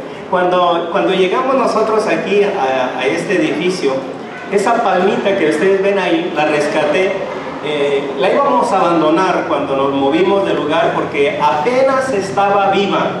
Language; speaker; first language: Spanish; native; Spanish